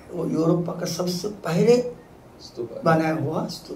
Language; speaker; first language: Hindi; non-native, fluent; Japanese